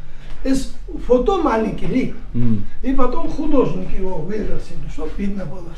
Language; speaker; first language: Russian; non-native, local second language; Georgian